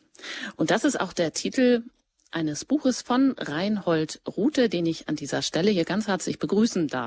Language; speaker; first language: German; native; German